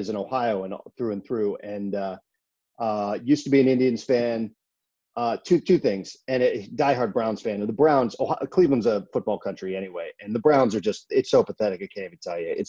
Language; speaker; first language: English; native; English